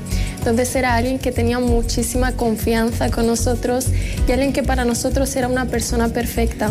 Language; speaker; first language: Spanish; early bilingual, other home language; Arabic